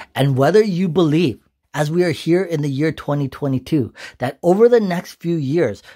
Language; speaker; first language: English; native; English